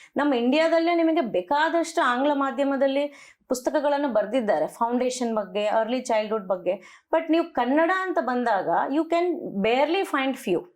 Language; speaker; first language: Kannada; non-native, local second language; Telugu